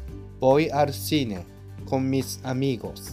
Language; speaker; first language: Spanish; non-native, learner; Japanese